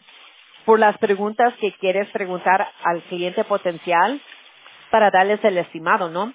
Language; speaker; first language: Spanish; early bilingual, heritage; Spanish